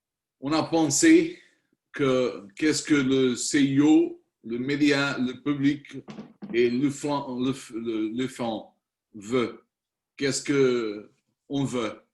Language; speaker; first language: French; non-native, learner; Spanish